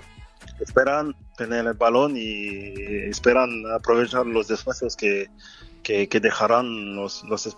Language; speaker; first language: Spanish; non-native, fluent; French